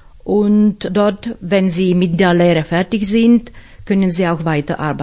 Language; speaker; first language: German; non-native, fluent; Slovak